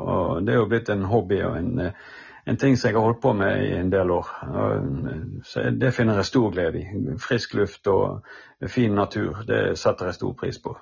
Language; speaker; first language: Norwegian; native; Norwegian